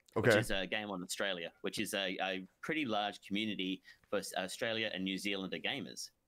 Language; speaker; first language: English; native; English